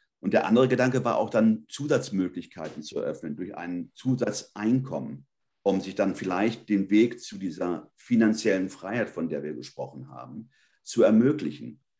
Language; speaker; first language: German; early bilingual, other home language; Spanish